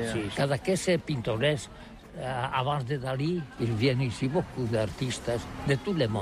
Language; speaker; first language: French; non-native, learner; Catalan